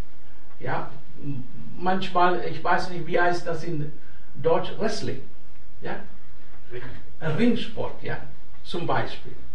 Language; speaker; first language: German; non-native, fluent; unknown